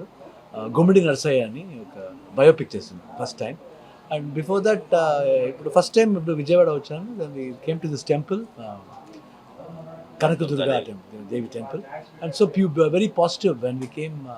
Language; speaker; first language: Telugu; non-native, learner; Kannada